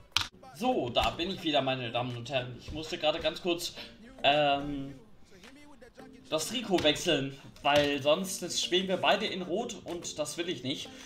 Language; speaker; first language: German; native; German